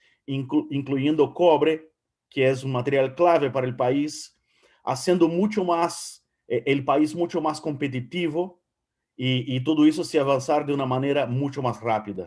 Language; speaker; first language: Spanish; non-native, fluent; Portuguese